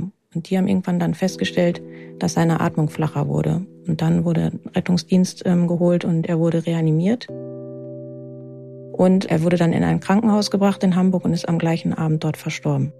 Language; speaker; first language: German; native; German